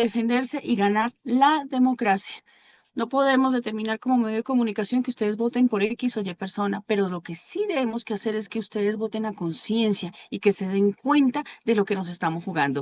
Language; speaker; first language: Spanish; native; Spanish